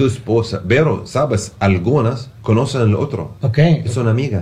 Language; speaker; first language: Spanish; non-native, learner; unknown